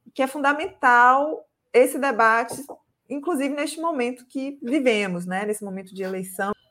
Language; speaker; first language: Portuguese; native; Portuguese